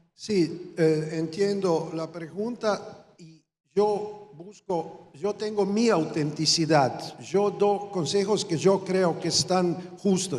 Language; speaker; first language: Spanish; non-native, fluent; Croatian